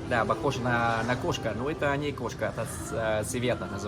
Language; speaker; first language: Russian; non-native, learner; Vietnamese